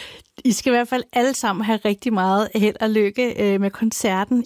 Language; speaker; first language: Danish; native; Danish